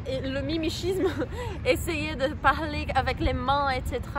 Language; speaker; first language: French; non-native, fluent; Portuguese